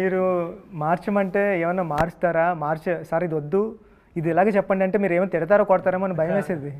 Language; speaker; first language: Telugu; native; Telugu